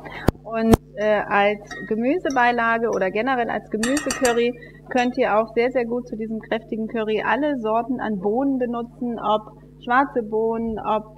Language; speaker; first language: German; native; German